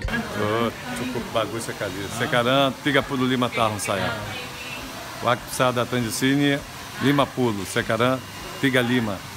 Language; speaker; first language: Indonesian; non-native, learner; Portuguese